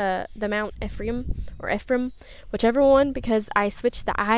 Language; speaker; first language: English; native; English